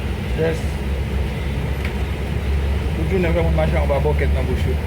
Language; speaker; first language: Portuguese; non-native, learner; Haitian Creole